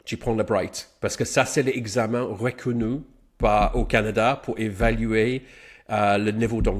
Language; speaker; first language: French; non-native, fluent; English